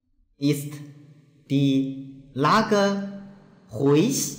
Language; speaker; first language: German; non-native, fluent; Chinese